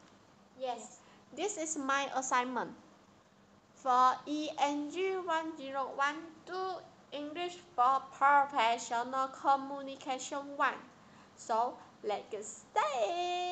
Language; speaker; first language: English; non-native, learner; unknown